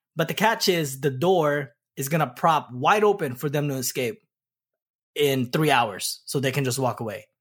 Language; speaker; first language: English; early bilingual, other home language; Pampanga